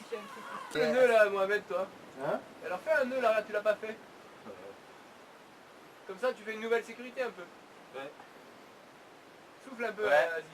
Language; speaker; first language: French; native; French